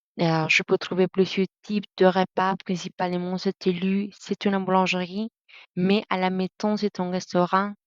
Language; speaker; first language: French; non-native, learner; Spanish